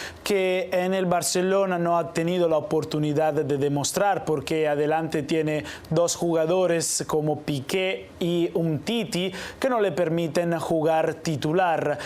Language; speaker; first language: Spanish; non-native, fluent; Italian